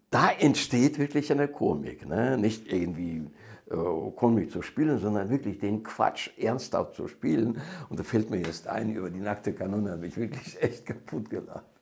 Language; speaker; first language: German; non-native, fluent; Georgian